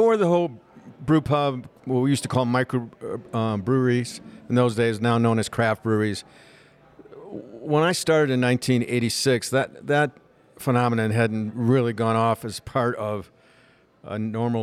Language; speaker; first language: English; native; English